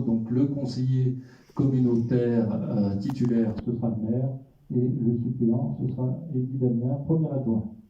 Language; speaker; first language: French; native; French